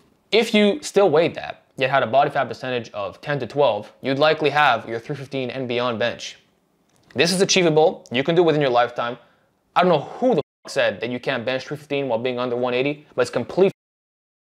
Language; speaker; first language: English; native; English